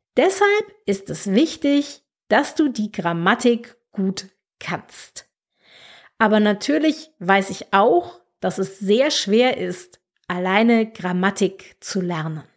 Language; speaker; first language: German; native; German